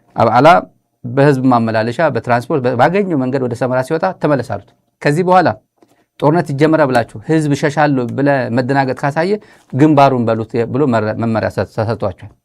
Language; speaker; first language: Amharic; non-native, local second language; Tigrinya